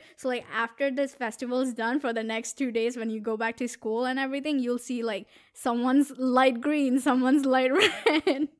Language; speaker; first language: English; non-native, local second language; Gujarati